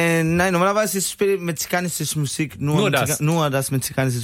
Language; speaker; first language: German; non-native, learner; Spanish